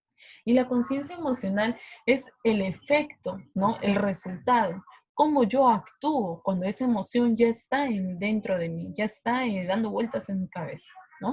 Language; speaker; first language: Spanish; native; Spanish